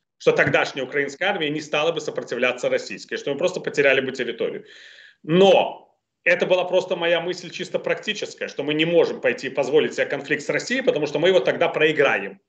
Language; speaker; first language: Russian; native; Russian